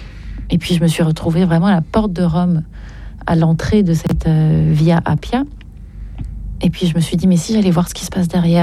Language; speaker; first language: French; native; French